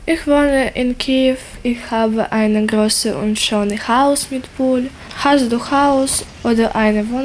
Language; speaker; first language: German; non-native, learner; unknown